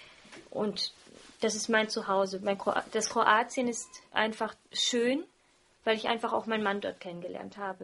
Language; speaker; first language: German; early bilingual, other home language; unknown